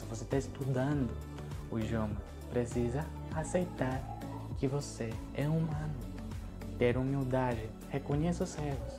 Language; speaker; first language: Portuguese; non-native, fluent; Spanish